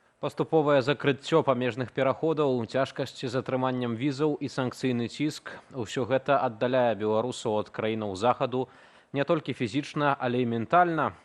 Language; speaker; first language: Belarusian; native; Belarusian